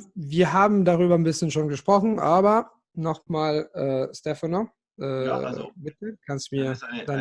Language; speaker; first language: German; non-native, fluent; Italian